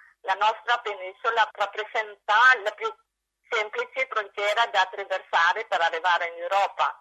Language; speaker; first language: Italian; non-native, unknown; Filipino